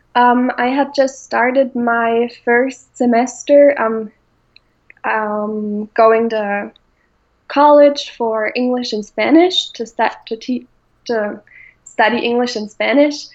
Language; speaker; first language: English; non-native, fluent; German